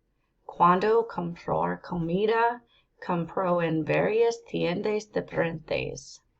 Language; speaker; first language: Spanish; non-native, learner; English